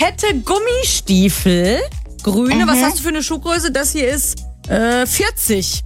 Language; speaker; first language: German; native; German